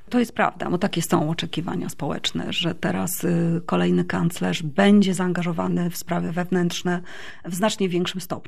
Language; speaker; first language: Polish; native; Polish